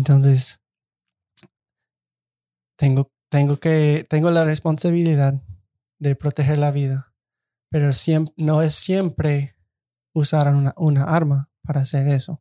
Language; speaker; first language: Spanish; non-native, fluent; English